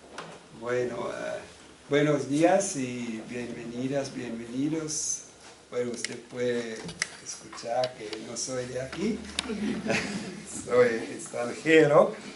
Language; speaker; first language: Spanish; non-native, fluent; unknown